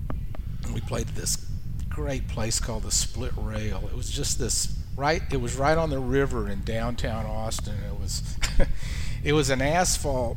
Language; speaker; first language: English; native; English